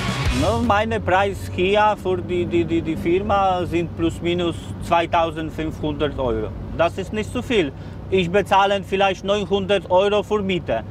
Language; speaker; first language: German; non-native, learner; Polish